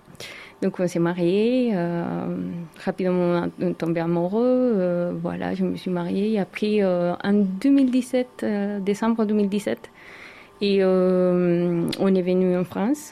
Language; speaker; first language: French; non-native, learner; Spanish